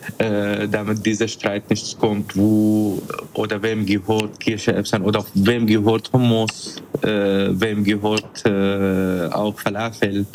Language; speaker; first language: German; non-native, fluent; Arabic